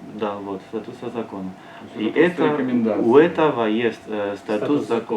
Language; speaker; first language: Russian; non-native, learner; French